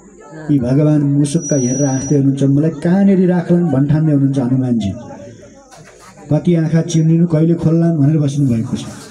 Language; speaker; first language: Nepali; native; Nepali